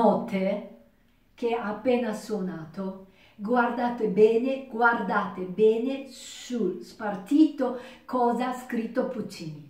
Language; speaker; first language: Italian; non-native, learner; Japanese